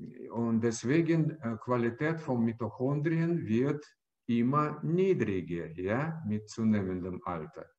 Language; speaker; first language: German; non-native, fluent; Russian